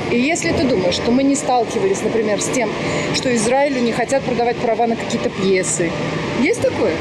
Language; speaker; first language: Russian; native; Russian